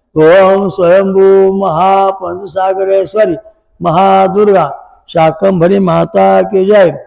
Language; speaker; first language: Hindi; non-native, local second language; Marathi